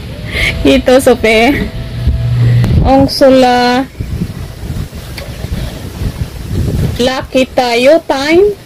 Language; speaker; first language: Finnish; non-native, learner; Filipino